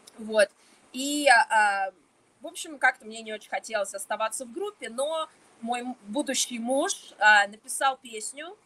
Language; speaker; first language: Russian; native; Russian